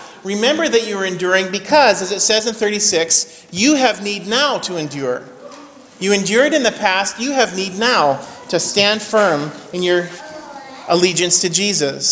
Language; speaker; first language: English; native; English